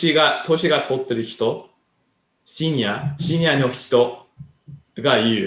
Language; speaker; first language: Japanese; non-native, learner; English